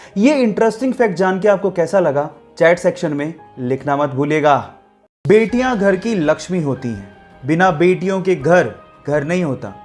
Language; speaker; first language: Hindi; native; Hindi